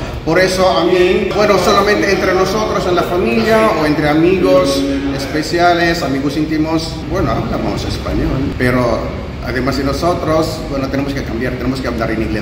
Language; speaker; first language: Spanish; native; Spanish